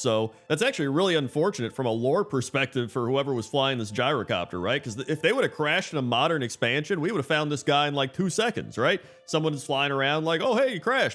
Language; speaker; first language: English; native; English